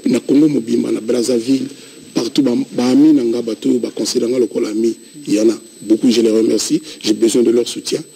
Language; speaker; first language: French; non-native, local second language; Lingala